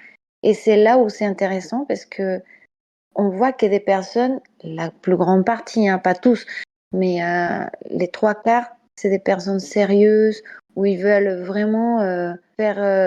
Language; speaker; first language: French; non-native, fluent; Spanish